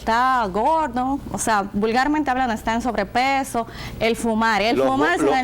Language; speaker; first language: Spanish; native; Spanish